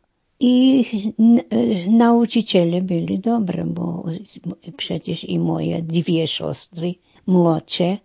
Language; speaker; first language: Polish; non-native, local second language; German